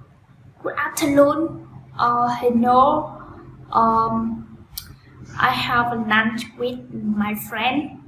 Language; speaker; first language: English; non-native, fluent; Vietnamese